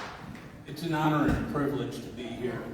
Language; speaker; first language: English; native; English